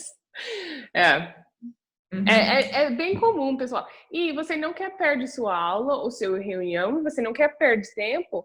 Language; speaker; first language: Portuguese; non-native, fluent; English